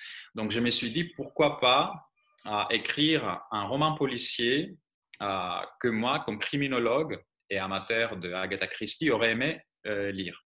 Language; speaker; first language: French; non-native, fluent; Greek